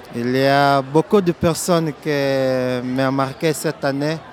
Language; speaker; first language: French; non-native, learner; Portuguese